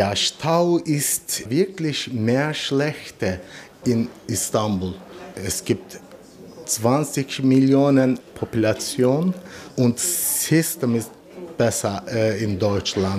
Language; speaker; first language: German; non-native, learner; Turkish